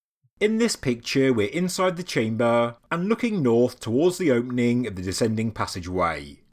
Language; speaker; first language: English; native; English